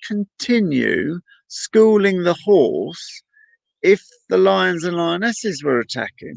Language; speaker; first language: English; native; English